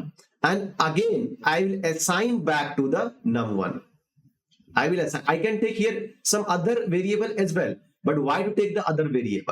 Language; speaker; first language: English; non-native, local second language; Hindi